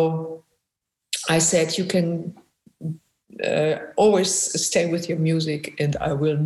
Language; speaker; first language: English; non-native, fluent; German